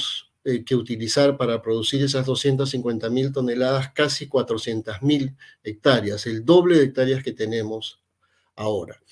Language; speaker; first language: Spanish; native; Spanish